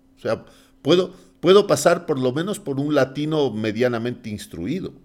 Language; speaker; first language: Spanish; native; Spanish